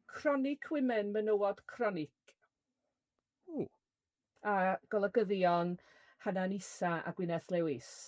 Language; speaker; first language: Welsh; native; Welsh